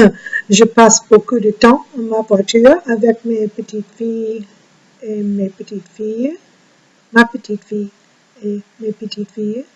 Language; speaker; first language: French; non-native, learner; English